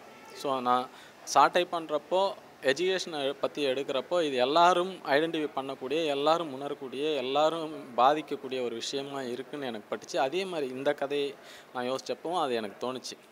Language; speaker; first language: Tamil; native; Tamil